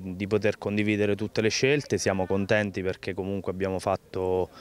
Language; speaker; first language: Italian; native; Italian